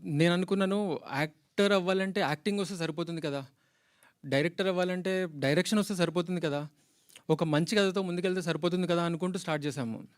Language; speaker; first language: Telugu; native; Telugu